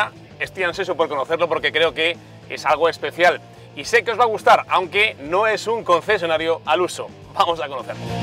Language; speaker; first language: Spanish; native; Spanish